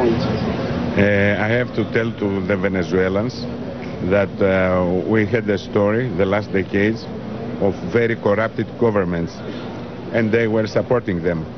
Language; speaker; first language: English; non-native, fluent; Greek